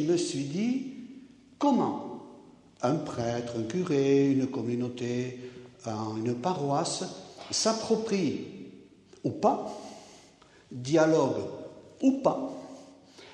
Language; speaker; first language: French; native; French